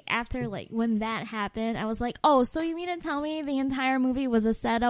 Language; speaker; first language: English; non-native, local second language; Filipino